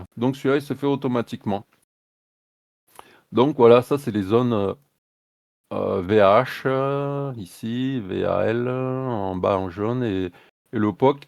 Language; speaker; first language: French; native; French